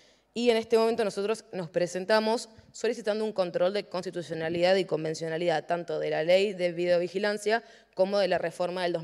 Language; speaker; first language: Spanish; native; Spanish